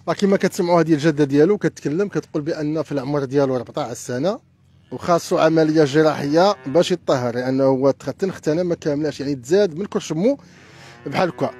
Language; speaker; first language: Arabic; native; Arabic